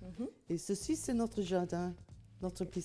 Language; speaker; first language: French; non-native, learner; English